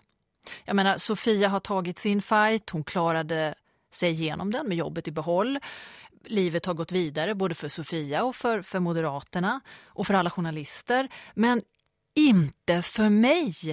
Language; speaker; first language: Swedish; native; Swedish